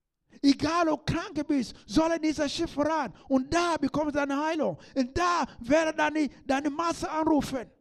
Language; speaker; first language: German; non-native, learner; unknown